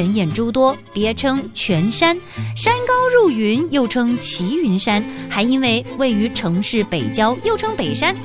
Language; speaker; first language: Chinese; native; Chinese